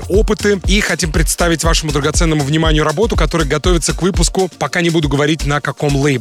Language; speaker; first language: Russian; native; Russian